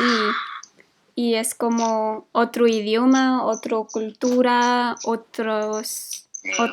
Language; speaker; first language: Spanish; non-native, fluent; English